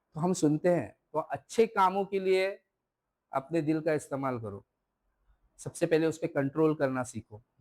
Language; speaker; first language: Hindi; non-native, local second language; Marathi